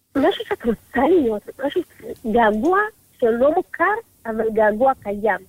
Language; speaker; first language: Hebrew; early bilingual, other home language; Amharic